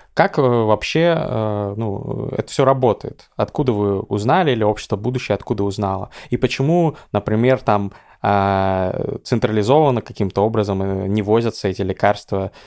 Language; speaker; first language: Russian; native; Russian